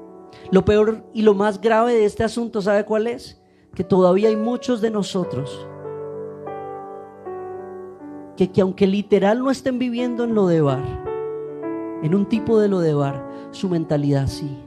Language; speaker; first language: Spanish; native; Spanish